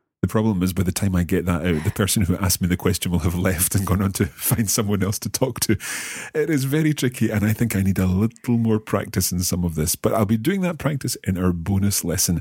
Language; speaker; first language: English; native; English